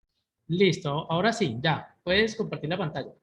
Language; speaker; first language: Spanish; native; Spanish